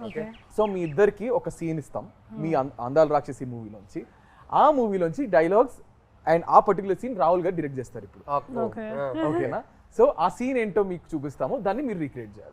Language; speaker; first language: Telugu; native; Telugu